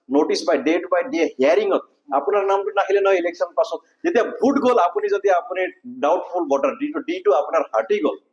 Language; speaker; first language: Assamese; non-native, local second language; Nepali